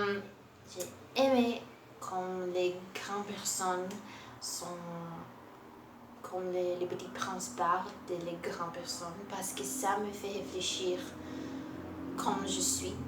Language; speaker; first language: French; non-native, learner; Portuguese